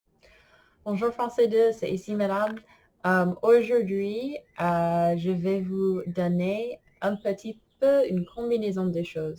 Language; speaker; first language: French; non-native, fluent; English